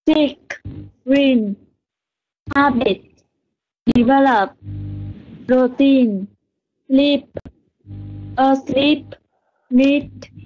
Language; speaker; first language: English; non-native, learner; Vietnamese